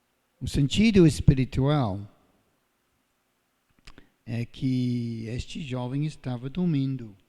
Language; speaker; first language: Portuguese; non-native, fluent; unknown